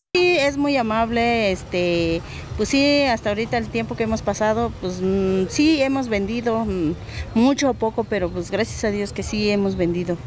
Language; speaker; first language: Spanish; native; Spanish